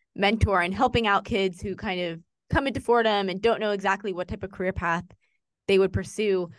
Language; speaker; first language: English; native; English